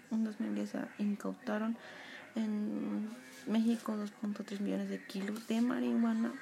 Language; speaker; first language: Spanish; native; Spanish